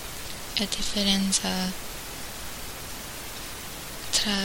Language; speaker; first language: Italian; non-native, learner; English